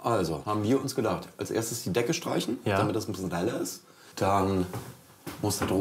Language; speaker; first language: German; native; German